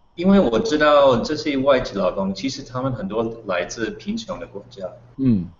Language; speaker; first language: Chinese; non-native, fluent; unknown